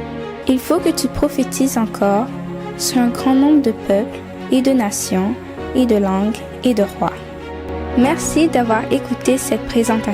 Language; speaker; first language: French; non-native, local second language; Haitian Creole